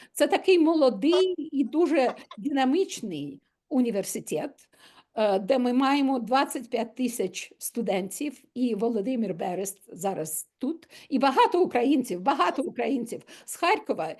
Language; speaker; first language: Ukrainian; non-native, local second language; Russian